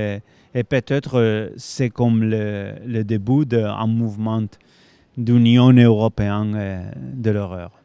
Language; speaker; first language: French; non-native, fluent; Spanish